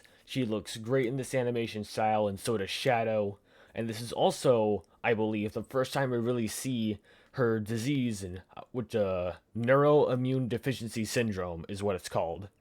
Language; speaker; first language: English; native; English